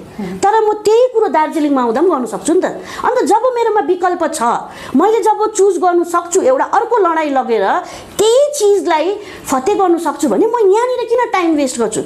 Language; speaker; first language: Nepali; native; Nepali